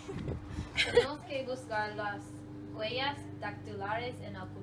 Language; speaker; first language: Spanish; non-native, learner; English